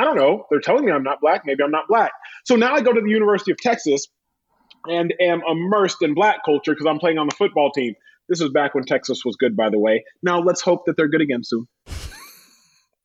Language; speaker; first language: English; native; English